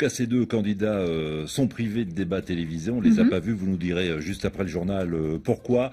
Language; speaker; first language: French; native; French